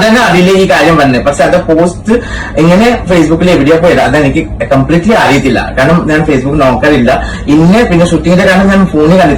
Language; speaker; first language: Malayalam; non-native, fluent; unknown